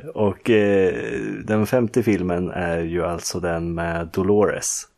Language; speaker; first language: Swedish; native; Swedish